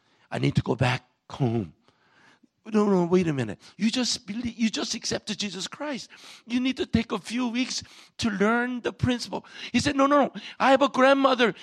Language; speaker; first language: English; non-native, fluent; Korean